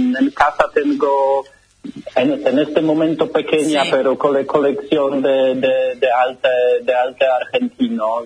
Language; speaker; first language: Spanish; non-native, learner; Polish